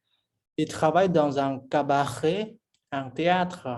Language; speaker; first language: French; non-native, fluent; Khmer